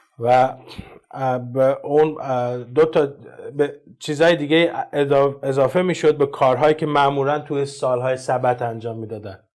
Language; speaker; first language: Persian; native; Persian